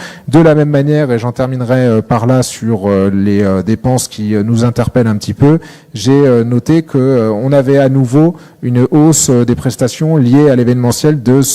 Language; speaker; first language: French; native; French